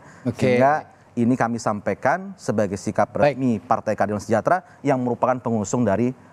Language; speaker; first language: Indonesian; native; Indonesian